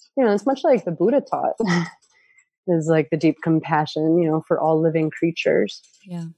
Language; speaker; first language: English; native; English